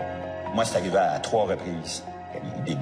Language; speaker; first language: French; native; French